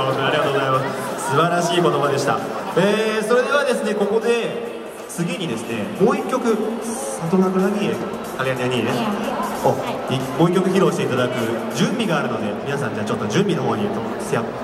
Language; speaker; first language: Japanese; native; Japanese